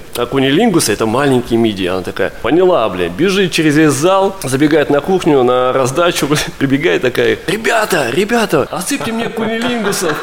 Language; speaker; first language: Russian; native; Russian